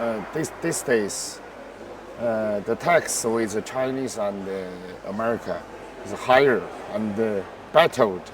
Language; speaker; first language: English; non-native, learner; Chinese